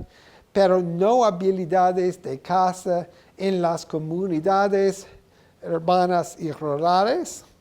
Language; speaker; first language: Spanish; non-native, learner; English